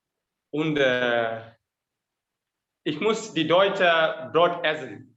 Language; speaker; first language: German; non-native, learner; Tamil